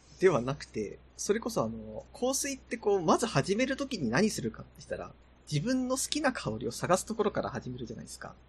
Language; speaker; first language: Japanese; native; Japanese